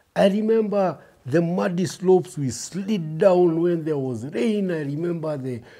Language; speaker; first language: English; early bilingual, other home language; Kikuyu